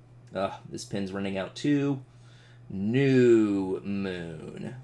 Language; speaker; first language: English; native; English